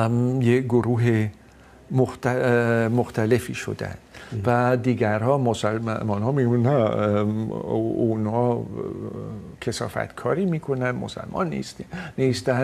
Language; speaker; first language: Persian; non-native, fluent; Dutch